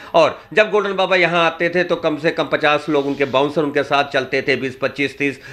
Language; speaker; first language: Hindi; native; Hindi